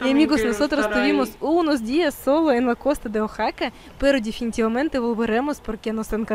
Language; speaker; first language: Spanish; non-native, fluent; Russian